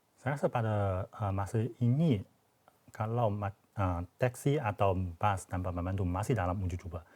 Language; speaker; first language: Malay; non-native, fluent; Chinese